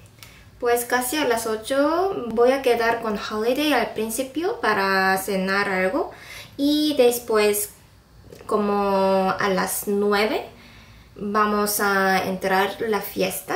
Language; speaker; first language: Spanish; non-native, fluent; Korean